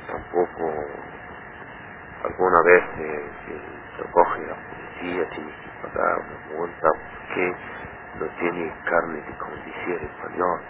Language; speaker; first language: Spanish; non-native, learner; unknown